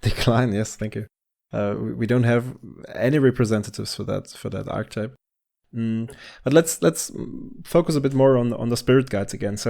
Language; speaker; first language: English; non-native, fluent; German